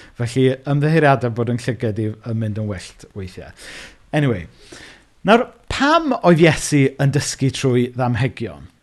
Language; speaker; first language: Welsh; native; Welsh